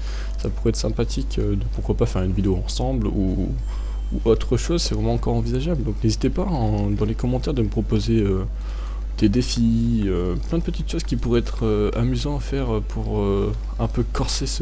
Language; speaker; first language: French; native; French